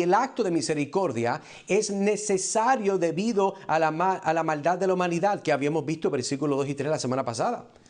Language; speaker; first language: Spanish; early bilingual, heritage; Spanish